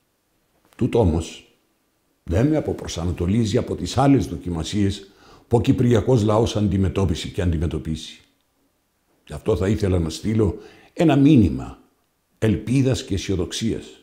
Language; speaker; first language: Greek; native; Greek